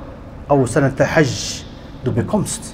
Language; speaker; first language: German; non-native, learner; Arabic